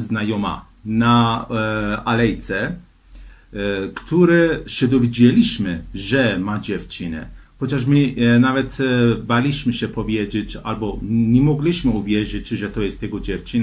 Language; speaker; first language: Polish; non-native, fluent; Persian